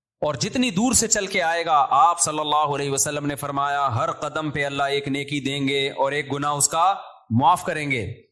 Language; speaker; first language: Urdu; native; Urdu